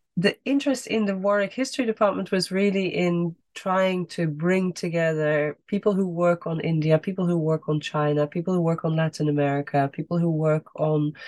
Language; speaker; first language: English; non-native, fluent; Dutch